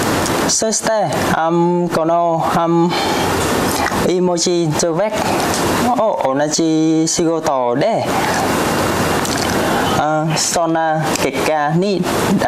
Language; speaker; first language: Japanese; non-native, learner; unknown